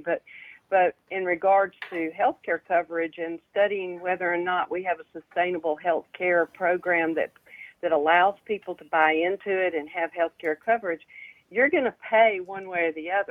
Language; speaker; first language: English; native; English